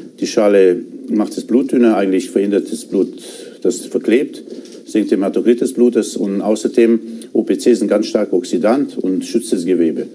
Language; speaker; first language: German; non-native, fluent; Romanian